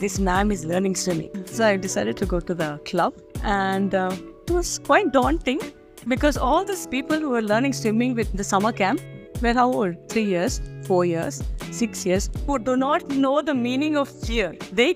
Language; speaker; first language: English; non-native, local second language; Kannada